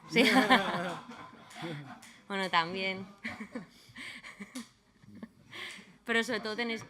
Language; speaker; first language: Spanish; native; Spanish